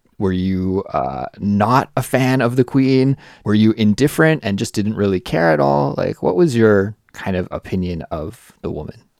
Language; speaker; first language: English; native; English